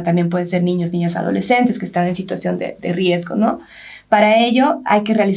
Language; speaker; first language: Spanish; native; Spanish